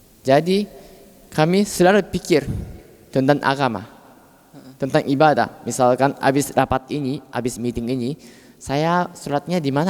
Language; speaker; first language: Indonesian; non-native, fluent; Japanese